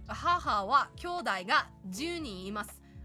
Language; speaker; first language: Japanese; non-native, learner; English